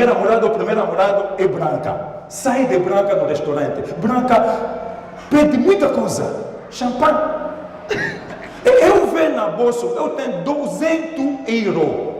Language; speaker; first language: Portuguese; non-native, learner; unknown